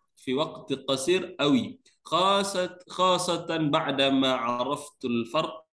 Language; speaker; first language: Arabic; non-native, learner; Indonesian